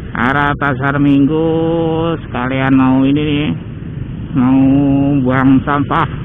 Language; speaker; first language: Indonesian; non-native, local second language; Javanese